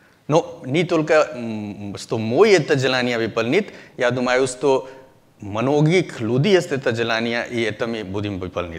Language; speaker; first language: Russian; non-native, learner; Hindi